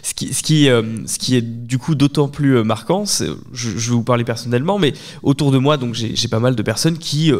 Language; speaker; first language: French; native; French